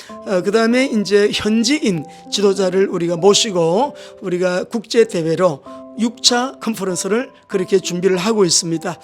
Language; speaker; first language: Korean; native; Korean